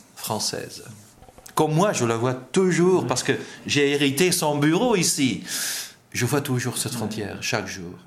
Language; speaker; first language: French; non-native, fluent; Dutch